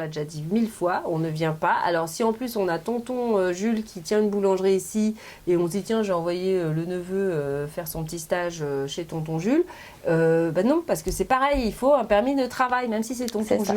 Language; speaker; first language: French; native; French